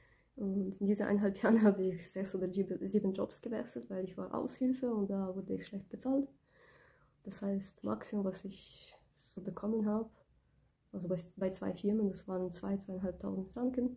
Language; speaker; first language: German; early bilingual, other home language; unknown